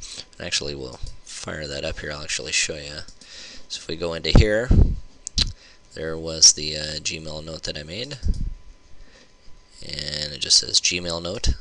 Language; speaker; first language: English; native; English